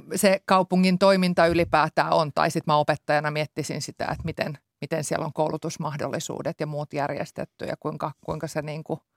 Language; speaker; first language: Finnish; native; Finnish